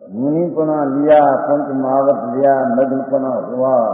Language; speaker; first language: Hindi; non-native, local second language; Gujarati